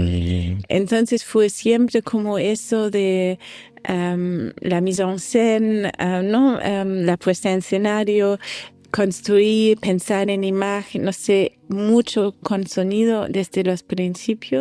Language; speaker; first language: Spanish; non-native, fluent; German